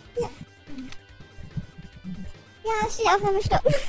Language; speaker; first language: German; early bilingual, other home language; Japanese